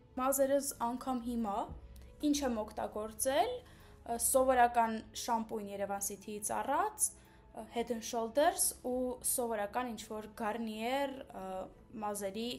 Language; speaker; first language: Armenian; early bilingual, heritage; Armenian